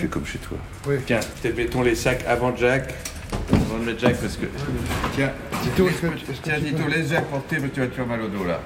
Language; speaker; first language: French; native; French